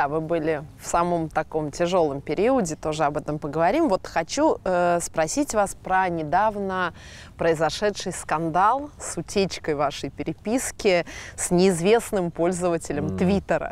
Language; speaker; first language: Russian; native; Russian